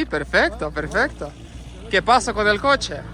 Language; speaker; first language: Spanish; non-native, learner; Lithuanian